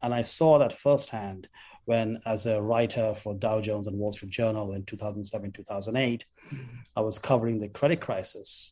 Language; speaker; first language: English; non-native, local second language; Bangla